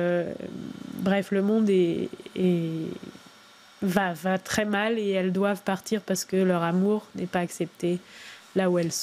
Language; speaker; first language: French; native; French